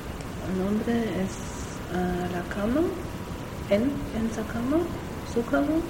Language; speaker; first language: Spanish; non-native, learner; German